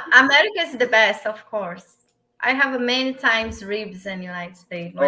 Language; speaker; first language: English; non-native, learner; Portuguese